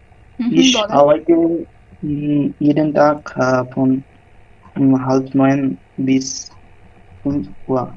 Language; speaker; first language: German; non-native, learner; Bangla